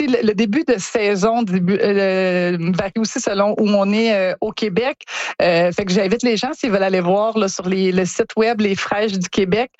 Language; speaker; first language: French; native; French